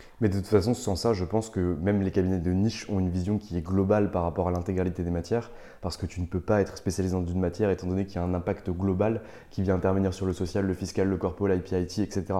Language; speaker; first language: French; native; French